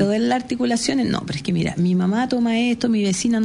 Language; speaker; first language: Spanish; native; Spanish